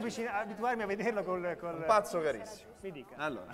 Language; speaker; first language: Italian; native; Italian